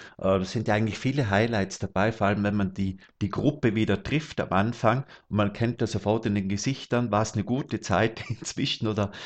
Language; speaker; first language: German; native; German